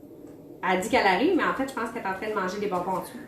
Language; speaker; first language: French; native; French